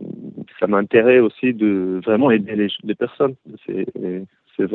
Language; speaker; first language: French; early bilingual, heritage; Hebrew